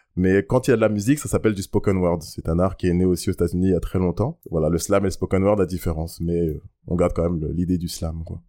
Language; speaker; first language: French; early bilingual, other home language; Lingala